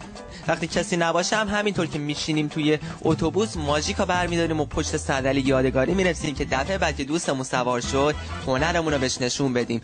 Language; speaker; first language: Persian; native; Persian